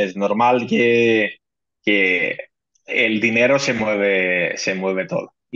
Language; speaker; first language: Spanish; non-native, fluent; Greek